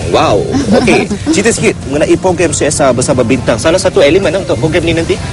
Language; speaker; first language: Malay; native; Malay